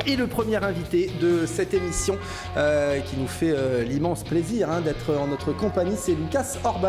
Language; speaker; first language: French; native; French